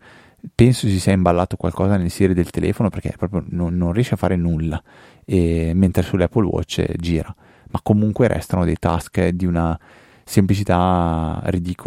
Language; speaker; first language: Italian; native; Italian